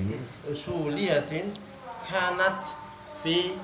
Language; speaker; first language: Arabic; non-native, learner; Indonesian